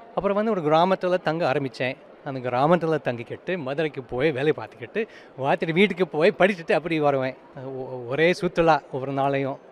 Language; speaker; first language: Tamil; non-native, fluent; English